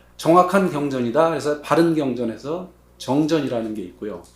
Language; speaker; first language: Korean; native; Korean